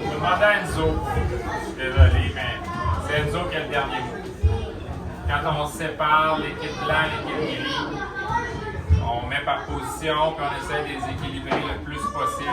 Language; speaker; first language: French; native; French